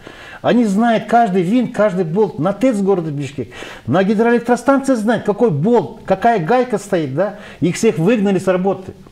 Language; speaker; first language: Russian; non-native, local second language; Kyrgyz